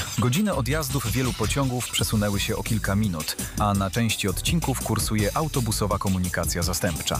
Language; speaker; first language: Polish; native; Polish